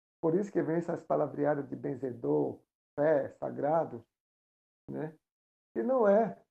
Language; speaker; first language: Portuguese; non-native, local second language; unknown